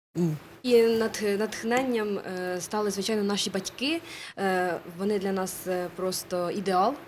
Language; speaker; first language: Ukrainian; native; Ukrainian